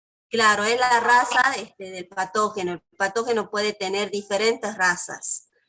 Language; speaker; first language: Spanish; native; Spanish